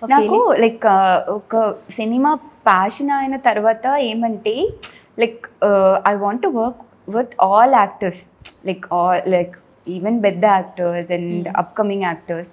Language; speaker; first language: Telugu; non-native, learner; Tamil